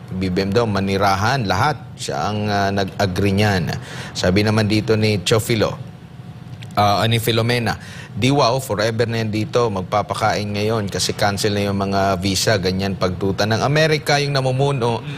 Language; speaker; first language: Filipino; native; Filipino